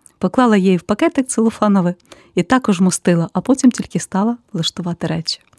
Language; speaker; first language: Ukrainian; native; Ukrainian